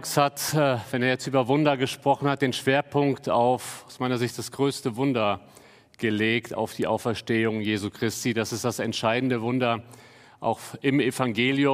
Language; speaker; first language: German; native; German